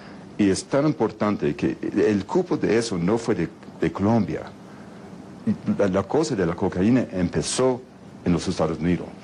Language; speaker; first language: Spanish; non-native, fluent; English